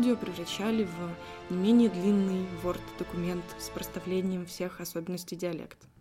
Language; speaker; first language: Russian; native; Russian